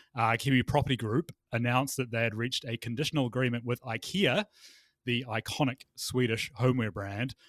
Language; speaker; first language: English; native; English